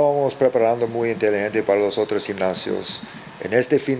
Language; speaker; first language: Spanish; early bilingual, heritage; English